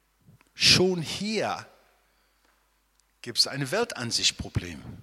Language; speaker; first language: German; non-native, fluent; English